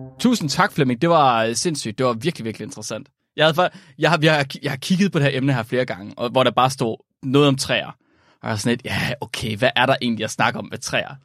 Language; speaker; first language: Danish; native; Danish